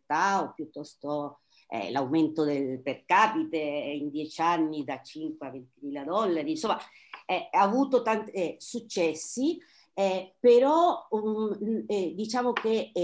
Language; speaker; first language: Italian; non-native, fluent; Spanish